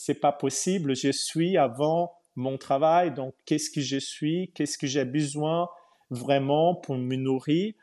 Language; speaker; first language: French; non-native, fluent; Portuguese